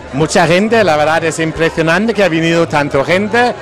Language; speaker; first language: Spanish; non-native, learner; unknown